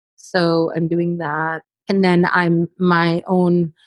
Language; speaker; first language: English; native; English